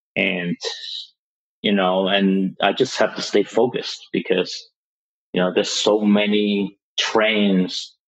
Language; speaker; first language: English; non-native, local second language; Cantonese